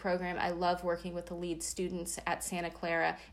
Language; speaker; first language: English; native; English